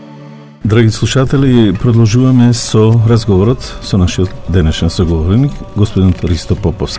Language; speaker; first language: Macedonian; native; Macedonian